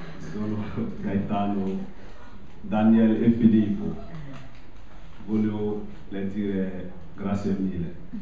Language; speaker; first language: Italian; non-native, learner; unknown